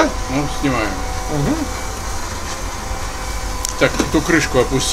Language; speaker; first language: Russian; native; Russian